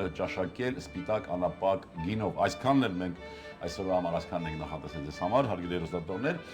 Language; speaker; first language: Armenian; native; Armenian